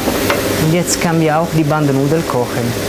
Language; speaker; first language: German; non-native, learner; Italian